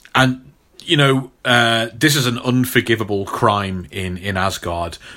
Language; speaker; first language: English; native; English